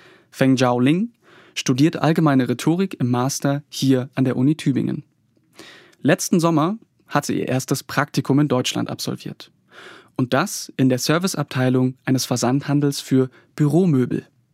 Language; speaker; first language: German; native; German